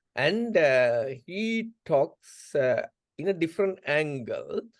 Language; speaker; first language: English; non-native, local second language; Sinhala